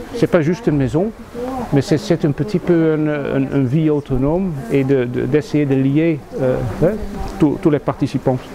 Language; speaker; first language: French; non-native, fluent; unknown